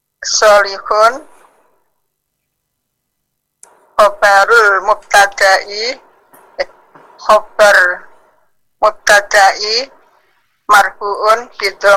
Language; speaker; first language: Arabic; non-native, learner; Indonesian